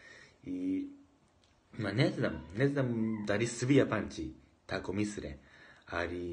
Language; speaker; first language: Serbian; non-native, learner; Japanese